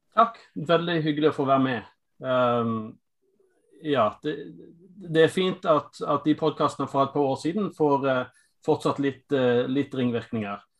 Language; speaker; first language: Norwegian; non-native, fluent; English